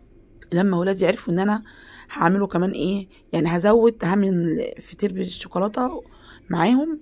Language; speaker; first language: Arabic; native; Arabic